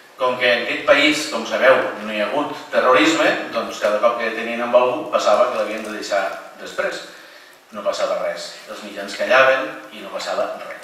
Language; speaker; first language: Catalan; native; Catalan